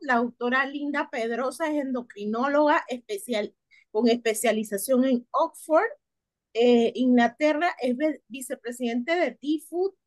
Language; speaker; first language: Spanish; native; Spanish